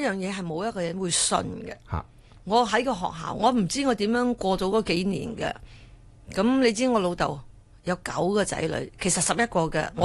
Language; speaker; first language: Cantonese; early bilingual, heritage; Cantonese